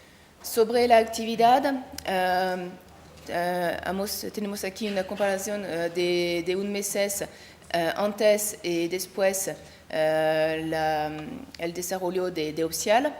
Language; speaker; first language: Spanish; non-native, learner; French